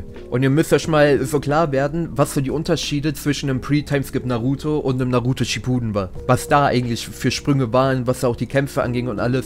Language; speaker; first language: German; native; German